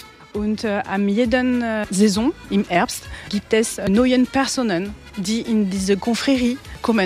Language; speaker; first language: German; non-native, learner; French